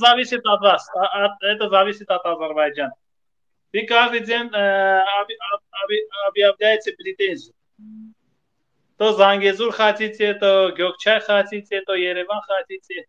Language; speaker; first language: Russian; non-native, fluent; Armenian